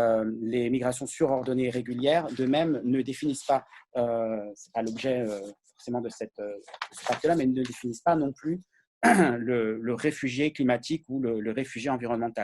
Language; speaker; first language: French; native; French